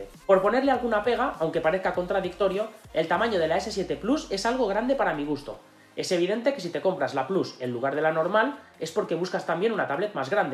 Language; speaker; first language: Spanish; native; Spanish